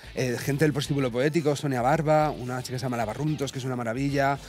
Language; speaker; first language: Spanish; native; Spanish